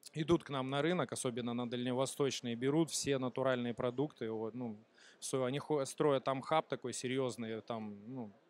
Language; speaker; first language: Russian; native; Russian